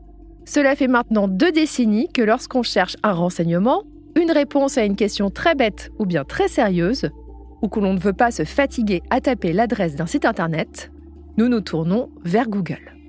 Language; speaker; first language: French; native; French